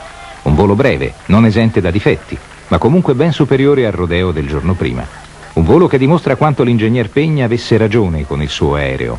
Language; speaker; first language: Italian; native; Italian